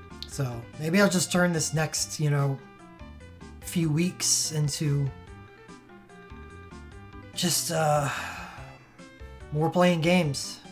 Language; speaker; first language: English; native; English